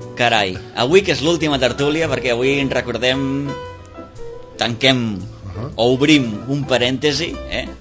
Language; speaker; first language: Catalan; native; Catalan